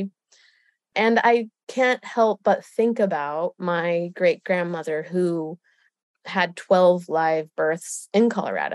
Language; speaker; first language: English; native; English